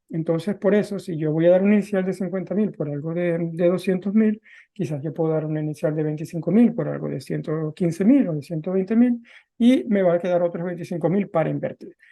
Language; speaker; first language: Spanish; native; Spanish